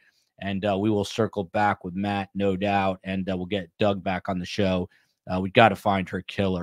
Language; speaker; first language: English; native; English